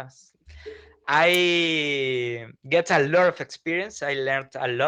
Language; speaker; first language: English; non-native, learner; Spanish